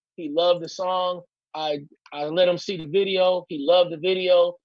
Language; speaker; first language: English; native; English